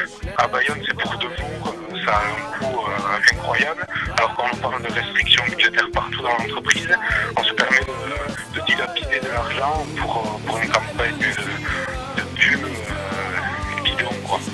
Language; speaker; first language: French; native; French